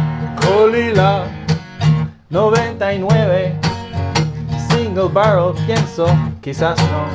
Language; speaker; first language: Spanish; non-native, fluent; English